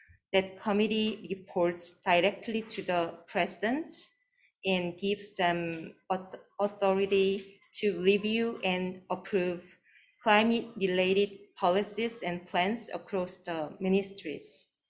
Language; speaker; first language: English; non-native, fluent; Korean